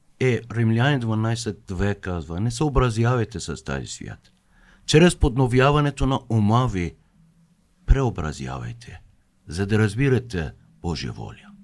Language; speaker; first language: Bulgarian; non-native, fluent; Persian